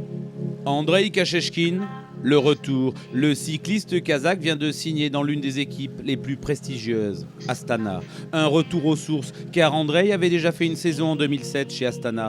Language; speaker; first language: French; native; French